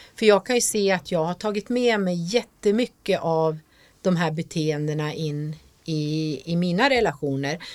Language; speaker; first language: Swedish; native; Swedish